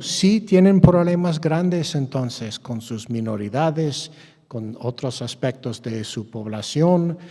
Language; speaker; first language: Spanish; non-native, fluent; English